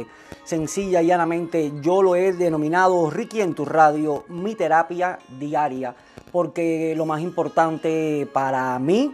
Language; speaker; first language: Spanish; native; Spanish